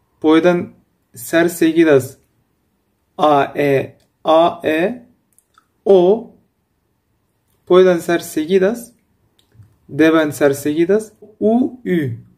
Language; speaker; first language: Spanish; non-native, fluent; Turkish